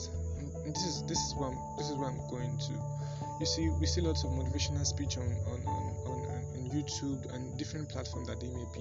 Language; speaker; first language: English; non-native, local second language; Yoruba